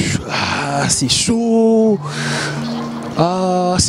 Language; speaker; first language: French; native; French